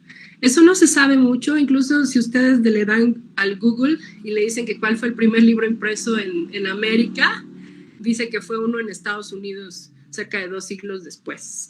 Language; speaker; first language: Spanish; native; Spanish